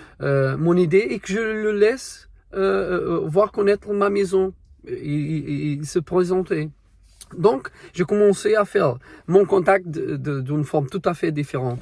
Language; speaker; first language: French; non-native, learner; Portuguese